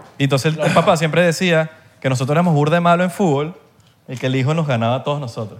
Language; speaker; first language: Spanish; native; Spanish